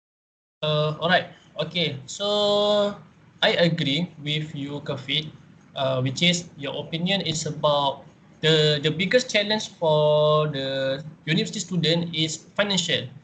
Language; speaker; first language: English; non-native, learner; Malay